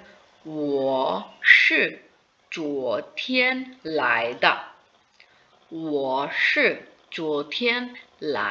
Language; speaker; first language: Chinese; non-native, fluent; Bangla